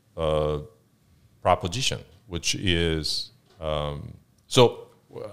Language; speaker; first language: English; non-native, fluent; Korean